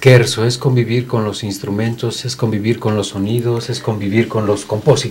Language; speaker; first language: Spanish; native; Spanish